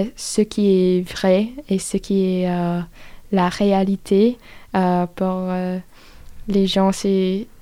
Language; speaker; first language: French; non-native, fluent; English